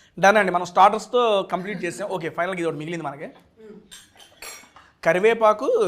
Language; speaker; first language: Telugu; native; Telugu